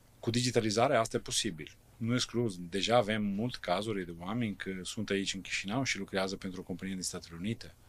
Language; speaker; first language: Romanian; non-native, fluent; Italian